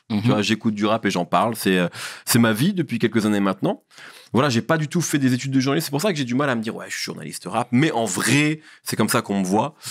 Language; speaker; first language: French; early bilingual, other home language; Arabic